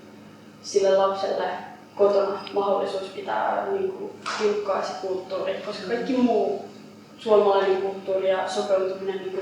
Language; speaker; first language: Finnish; early bilingual, other home language; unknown